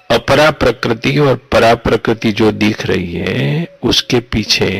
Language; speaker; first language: Hindi; non-native, local second language; Gujarati